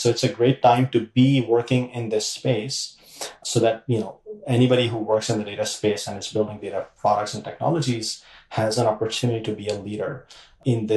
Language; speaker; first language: English; non-native, local second language; Urdu